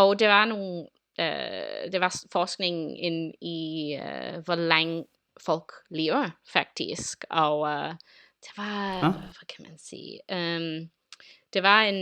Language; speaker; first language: Danish; non-native, learner; English